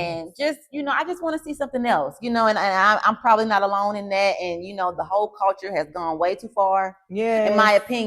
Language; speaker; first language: English; native; English